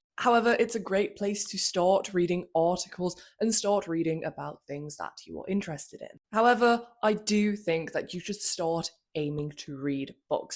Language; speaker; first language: English; native; English